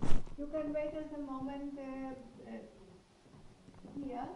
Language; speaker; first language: English; non-native, learner; German